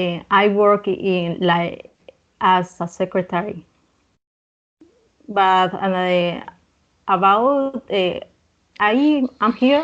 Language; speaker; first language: English; non-native, learner; Spanish